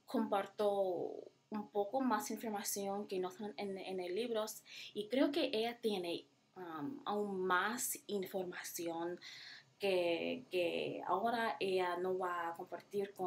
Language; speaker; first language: Spanish; non-native, learner; English